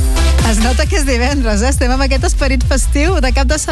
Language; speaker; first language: Catalan; native; Catalan